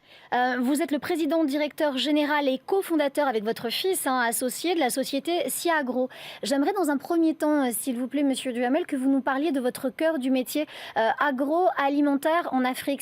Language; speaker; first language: French; native; French